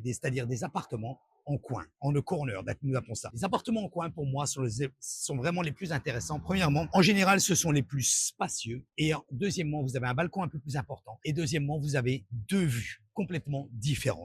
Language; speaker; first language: French; native; French